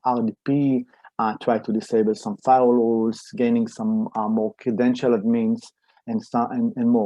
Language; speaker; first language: English; non-native, fluent; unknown